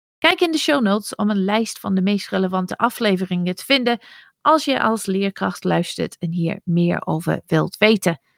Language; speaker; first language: Dutch; non-native, fluent; English